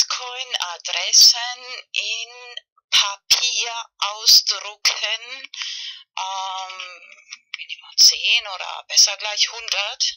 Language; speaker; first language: German; non-native, learner; Spanish